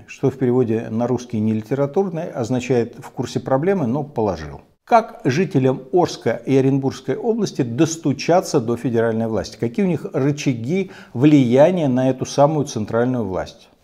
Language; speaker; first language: Russian; native; Russian